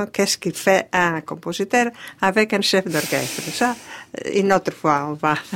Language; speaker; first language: French; non-native, fluent; Greek